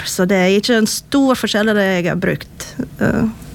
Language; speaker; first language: Norwegian; non-native, fluent; English